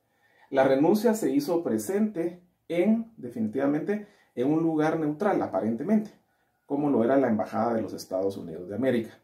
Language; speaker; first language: Spanish; native; Spanish